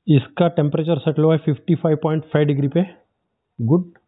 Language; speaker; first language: Hindi; non-native, local second language; Marathi